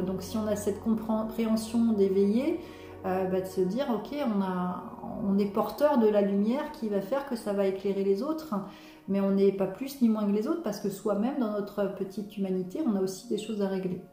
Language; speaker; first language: French; native; French